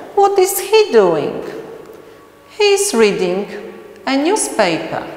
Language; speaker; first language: English; non-native, fluent; Polish